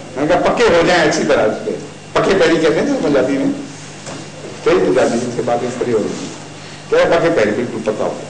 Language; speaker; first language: Urdu; native; Urdu